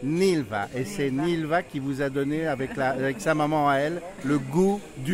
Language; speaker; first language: French; native; French